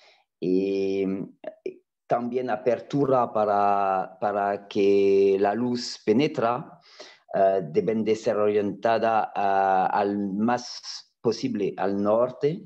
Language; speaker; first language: Spanish; non-native, fluent; French